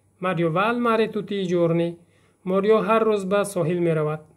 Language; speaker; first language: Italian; non-native, fluent; Persian